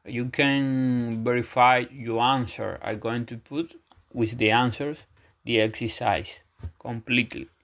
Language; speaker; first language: English; non-native, fluent; Spanish